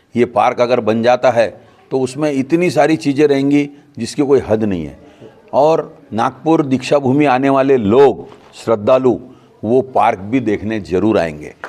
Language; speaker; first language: Hindi; non-native, local second language; Sindhi